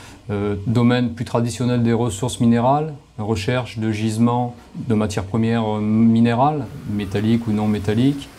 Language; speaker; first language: French; native; French